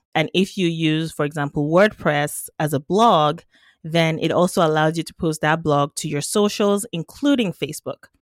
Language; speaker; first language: English; non-native, local second language; Yoruba